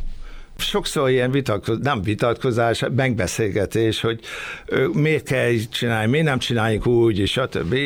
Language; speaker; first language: Hungarian; early bilingual, other home language; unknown